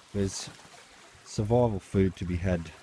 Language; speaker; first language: English; native; English